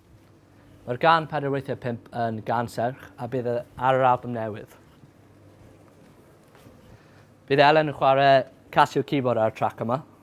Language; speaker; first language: Welsh; native; Welsh